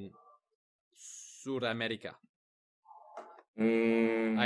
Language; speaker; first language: Spanish; non-native, learner; English